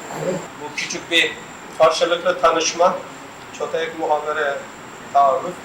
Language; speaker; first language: Turkish; non-native, learner; Urdu